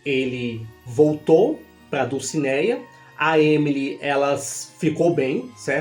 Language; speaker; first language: Portuguese; native; Portuguese